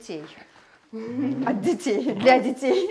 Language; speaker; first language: Russian; native; Russian